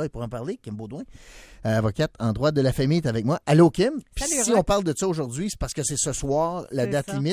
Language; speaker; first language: French; native; French